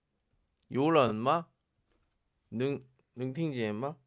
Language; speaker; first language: Chinese; non-native, learner; Korean